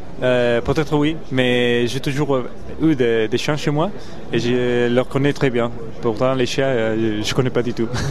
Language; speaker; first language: French; non-native, fluent; Spanish